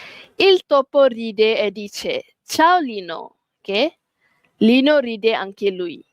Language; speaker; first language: Italian; non-native, fluent; Malay